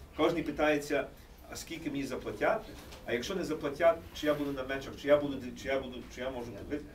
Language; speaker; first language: Ukrainian; early bilingual, heritage; English